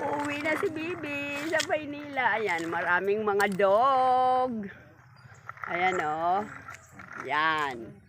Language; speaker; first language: Filipino; non-native, local second language; Cebuano